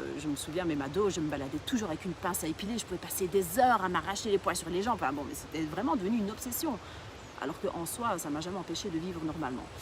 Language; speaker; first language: French; early bilingual, other home language; Portuguese